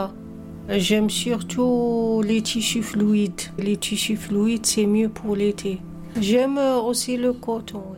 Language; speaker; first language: French; non-native, learner; Arabic